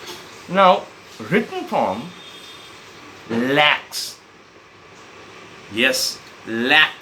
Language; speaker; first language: English; non-native, local second language; Bangla